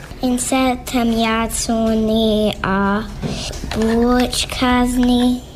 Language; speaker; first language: Hungarian; early bilingual, heritage; Hungarian